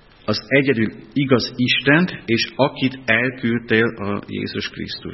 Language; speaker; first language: Hungarian; non-native, fluent; German